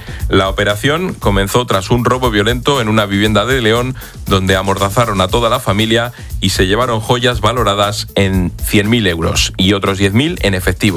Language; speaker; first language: Spanish; native; Spanish